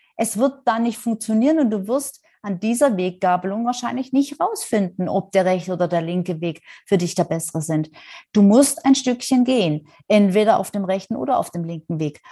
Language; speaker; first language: German; native; German